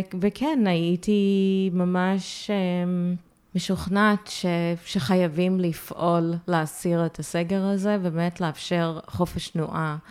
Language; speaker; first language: Hebrew; early bilingual, heritage; Hebrew